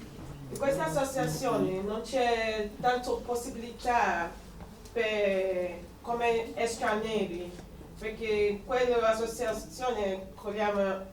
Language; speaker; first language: Italian; non-native, learner; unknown